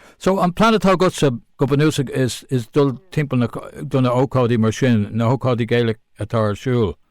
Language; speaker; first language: Irish; non-native, local second language; English